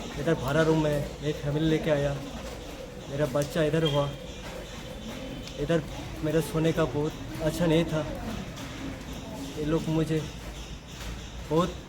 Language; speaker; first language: Hindi; non-native, local second language; Bangla